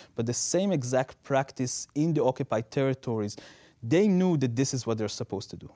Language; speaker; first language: English; non-native, fluent; Hebrew